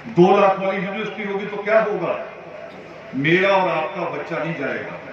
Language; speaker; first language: Hindi; non-native, local second language; Punjabi